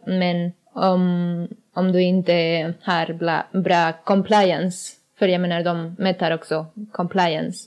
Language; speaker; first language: Swedish; non-native, learner; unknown